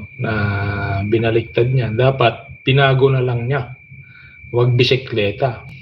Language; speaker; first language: Filipino; non-native, local second language; Iloko